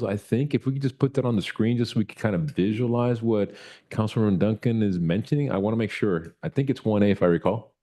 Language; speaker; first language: English; native; English